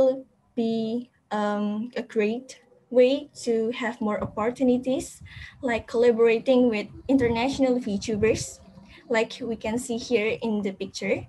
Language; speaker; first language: English; non-native, fluent; Indonesian